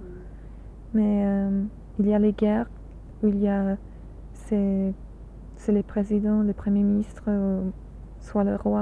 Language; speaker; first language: French; non-native, learner; English